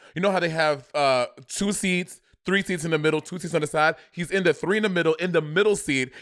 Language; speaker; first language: English; native; English